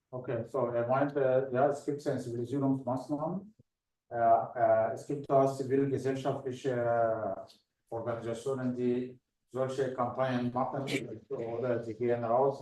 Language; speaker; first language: German; non-native, fluent; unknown